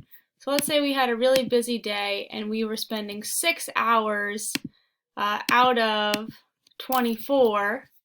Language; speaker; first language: English; native; English